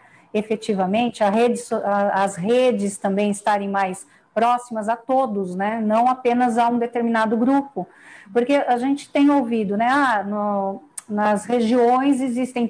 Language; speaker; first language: Portuguese; native; Portuguese